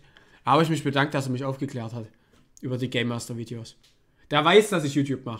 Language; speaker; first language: German; native; German